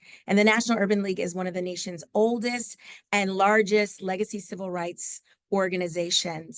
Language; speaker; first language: English; native; English